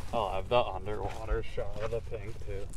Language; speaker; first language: English; native; English